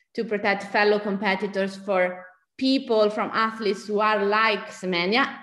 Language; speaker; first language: English; non-native, fluent; Italian